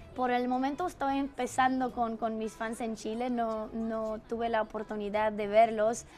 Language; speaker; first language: Spanish; non-native, fluent; Romanian